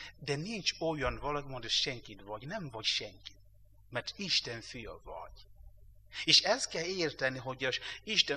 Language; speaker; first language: Hungarian; non-native, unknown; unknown